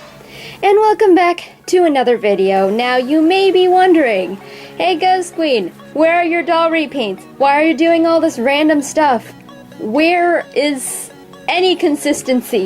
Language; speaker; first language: English; native; English